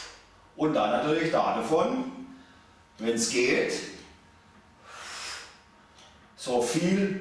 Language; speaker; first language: German; native; German